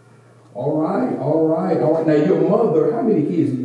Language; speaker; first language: English; native; English